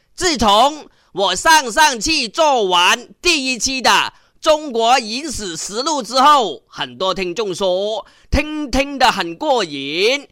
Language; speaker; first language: Chinese; non-native, local second language; Cantonese